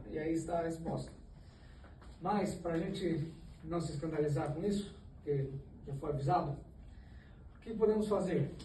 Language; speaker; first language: Portuguese; native; Portuguese